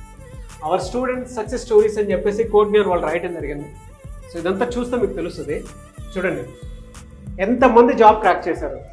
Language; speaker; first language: Telugu; native; Telugu